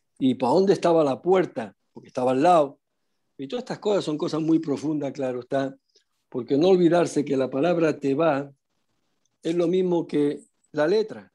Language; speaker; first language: Spanish; non-native, fluent; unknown